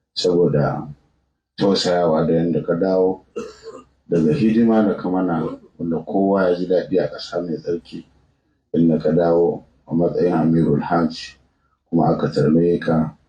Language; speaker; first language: Hausa; native; Hausa